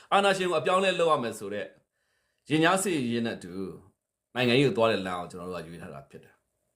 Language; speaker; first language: Burmese; native; Burmese